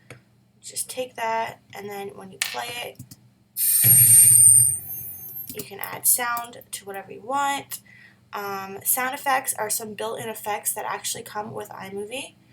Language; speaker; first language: English; native; English